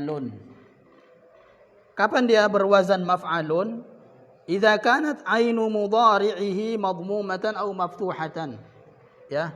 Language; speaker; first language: Arabic; non-native, fluent; Indonesian